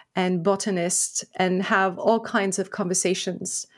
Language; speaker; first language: English; non-native, fluent; French